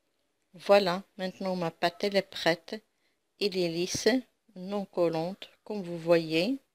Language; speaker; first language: French; non-native, local second language; Arabic